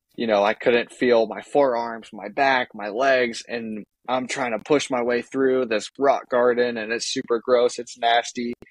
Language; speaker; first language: English; native; English